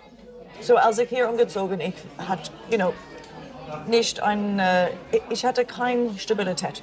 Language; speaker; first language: German; non-native, learner; English